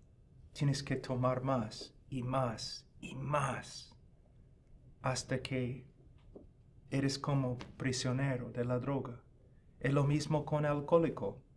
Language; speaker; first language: Spanish; non-native, fluent; English